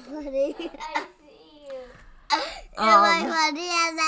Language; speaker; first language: English; native; English